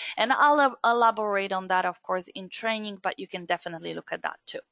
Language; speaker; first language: English; non-native, fluent; Polish